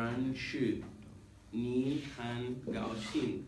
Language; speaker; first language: Chinese; non-native, learner; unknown